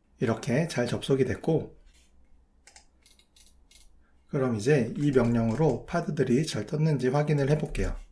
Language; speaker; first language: Korean; native; Korean